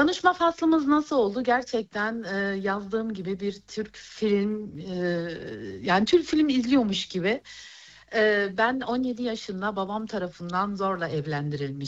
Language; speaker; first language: Turkish; early bilingual, other home language; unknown